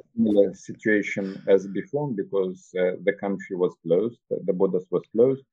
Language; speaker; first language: English; non-native, fluent; Russian